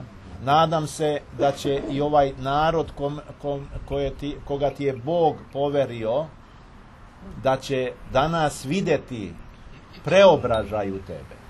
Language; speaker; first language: Serbian; native; Serbian